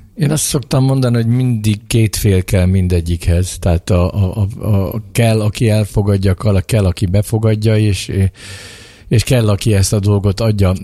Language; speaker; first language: Hungarian; native; Hungarian